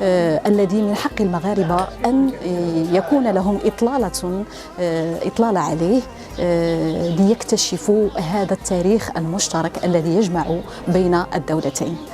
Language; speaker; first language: Arabic; native; Arabic